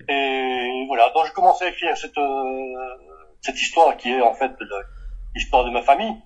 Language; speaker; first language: French; early bilingual, other home language; Portuguese